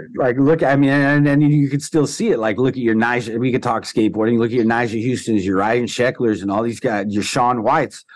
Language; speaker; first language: English; native; English